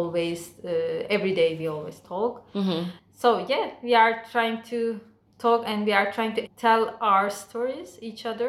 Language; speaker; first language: English; non-native, fluent; Turkish